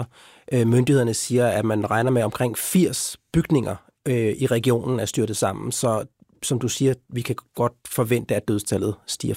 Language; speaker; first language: Danish; native; Danish